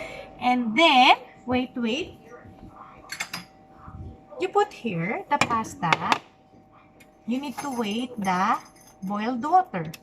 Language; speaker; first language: English; non-native, learner; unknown